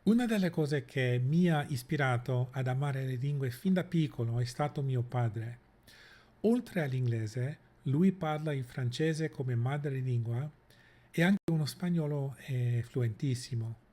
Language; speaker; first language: Italian; non-native, fluent; English